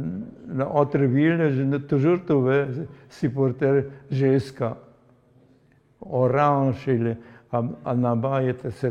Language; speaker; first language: French; non-native, learner; Polish